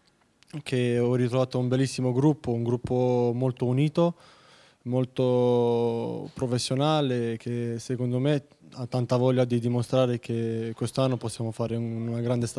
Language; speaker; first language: Italian; non-native, fluent; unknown